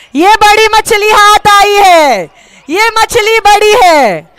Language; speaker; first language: Hindi; non-native, local second language; Marathi